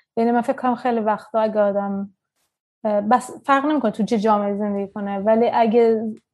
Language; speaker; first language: Persian; early bilingual, heritage; Persian